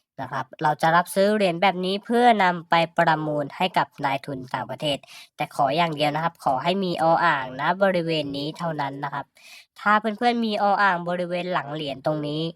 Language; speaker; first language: Thai; native; Thai